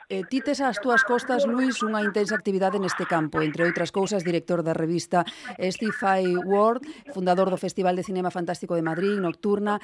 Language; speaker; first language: Galician; non-native, local second language; Spanish